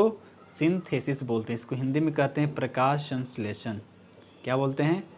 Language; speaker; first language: Hindi; native; Hindi